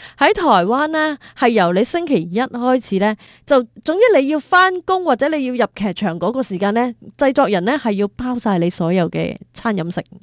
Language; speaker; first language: Cantonese; native; Cantonese